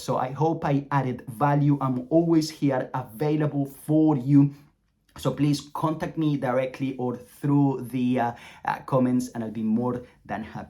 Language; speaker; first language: English; non-native, fluent; Spanish